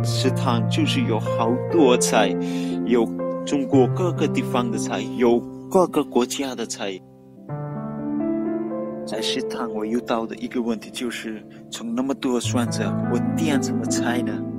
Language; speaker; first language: Chinese; non-native, fluent; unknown